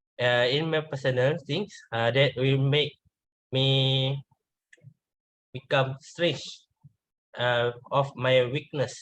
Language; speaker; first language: English; non-native, learner; Malay